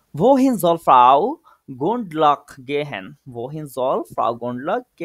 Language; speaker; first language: German; non-native, fluent; Bangla